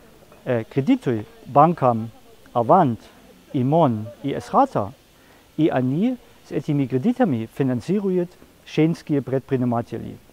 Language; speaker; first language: Russian; non-native, fluent; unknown